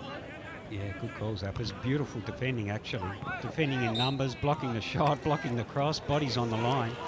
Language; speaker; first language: English; native; English